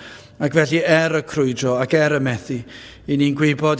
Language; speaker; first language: Welsh; native; Welsh